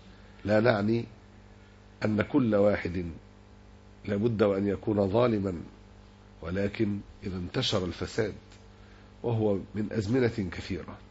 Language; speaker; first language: Arabic; native; Arabic